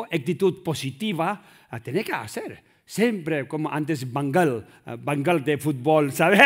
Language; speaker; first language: Spanish; non-native, learner; Tibetan